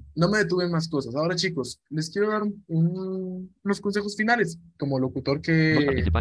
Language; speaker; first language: Spanish; native; Spanish